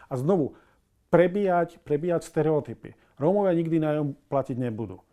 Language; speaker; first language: Slovak; non-native, local second language; Rusyn